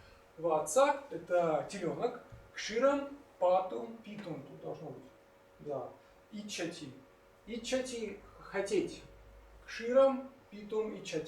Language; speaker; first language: Russian; native; Russian